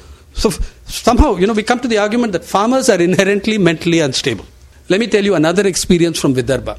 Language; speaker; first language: English; non-native, local second language; Telugu